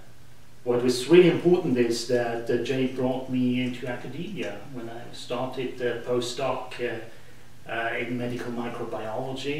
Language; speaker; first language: English; non-native, fluent; German